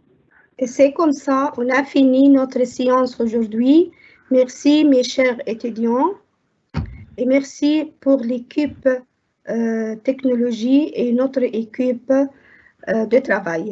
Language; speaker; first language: French; non-native, fluent; Arabic